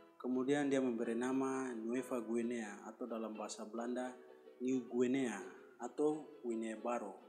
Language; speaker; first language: Indonesian; native; Indonesian